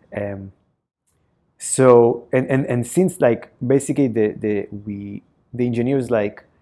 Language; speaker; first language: English; non-native, fluent; Hebrew